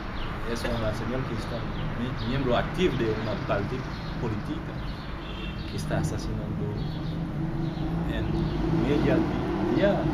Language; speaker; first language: Spanish; non-native, learner; Haitian Creole